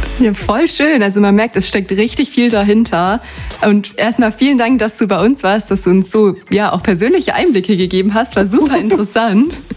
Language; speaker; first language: German; native; German